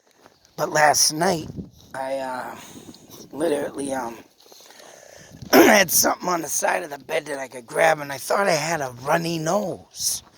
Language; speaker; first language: English; native; English